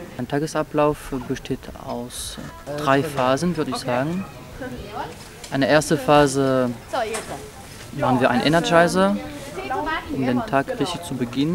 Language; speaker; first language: German; non-native, fluent; French